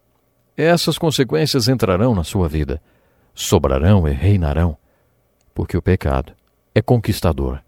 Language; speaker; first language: Portuguese; native; Portuguese